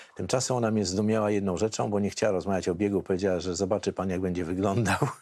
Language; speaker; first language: Polish; native; Polish